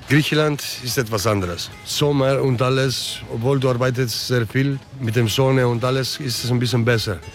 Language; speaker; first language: German; early bilingual, other home language; Greek